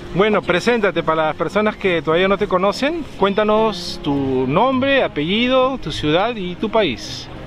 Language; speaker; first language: Spanish; native; Spanish